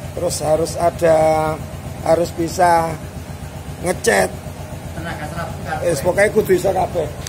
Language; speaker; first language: Indonesian; non-native, local second language; Javanese